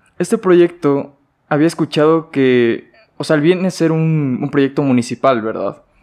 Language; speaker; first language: Spanish; native; Spanish